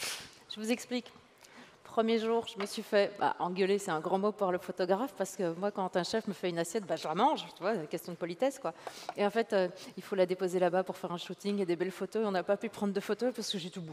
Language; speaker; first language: French; native; French